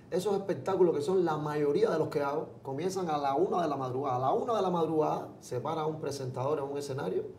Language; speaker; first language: Spanish; native; Spanish